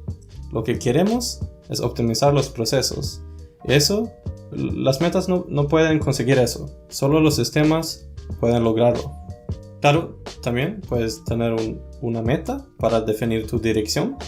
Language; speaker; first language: Spanish; non-native, fluent; Swedish